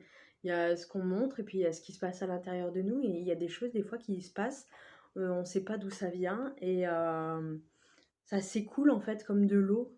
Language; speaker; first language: French; native; French